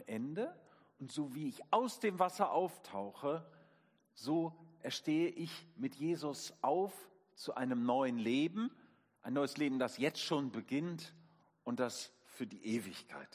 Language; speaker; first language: German; native; German